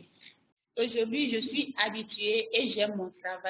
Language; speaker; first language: French; non-native, local second language; Bambara